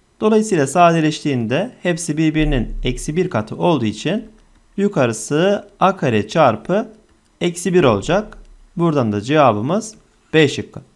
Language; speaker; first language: Turkish; native; Turkish